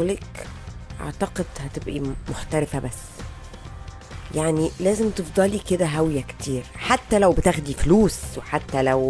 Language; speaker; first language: Arabic; native; Arabic